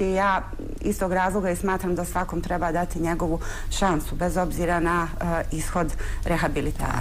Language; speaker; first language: Bosnian; native; Bosnian